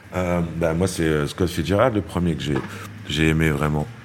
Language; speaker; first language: French; native; French